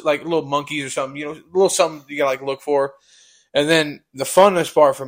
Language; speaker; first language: English; native; English